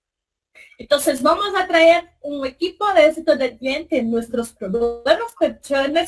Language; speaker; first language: Spanish; non-native, fluent; Portuguese